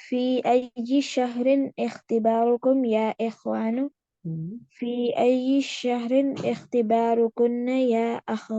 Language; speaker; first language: Arabic; non-native, learner; Urdu